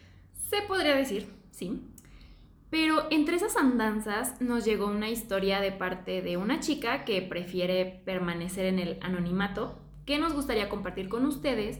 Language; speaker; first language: Spanish; native; Spanish